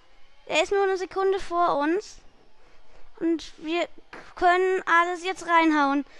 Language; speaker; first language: German; native; German